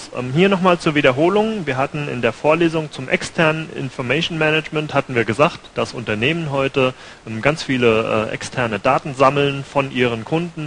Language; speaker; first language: German; native; German